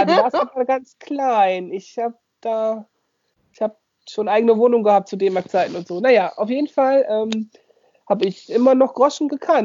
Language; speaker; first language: German; native; German